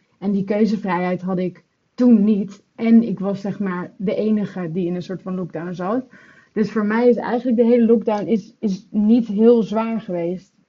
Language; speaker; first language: Dutch; native; Dutch